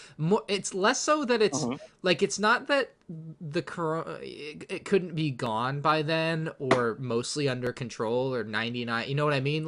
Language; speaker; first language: English; native; English